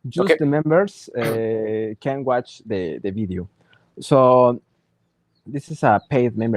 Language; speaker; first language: English; non-native, learner; Spanish